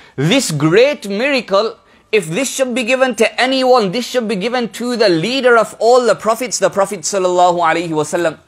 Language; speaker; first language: English; early bilingual, other home language; Urdu